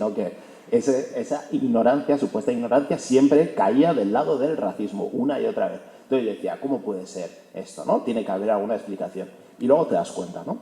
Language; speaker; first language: Spanish; early bilingual, other home language; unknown